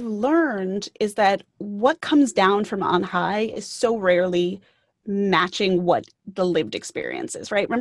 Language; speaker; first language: English; native; English